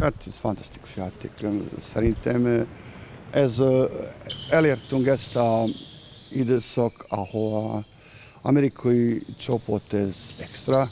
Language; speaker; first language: Hungarian; non-native, fluent; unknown